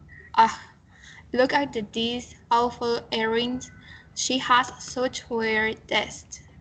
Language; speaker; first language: English; non-native, learner; Spanish